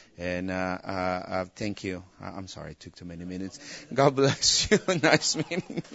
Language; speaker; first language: English; non-native, fluent; Spanish